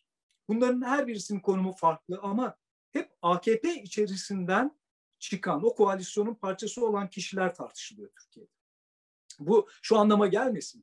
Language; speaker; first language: Turkish; native; Turkish